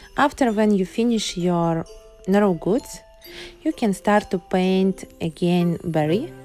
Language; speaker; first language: English; non-native, learner; Ukrainian